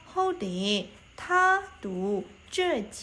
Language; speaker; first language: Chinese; non-native, fluent; Burmese